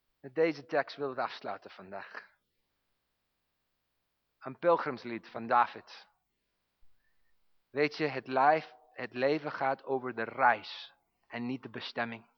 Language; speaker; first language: Dutch; non-native, fluent; English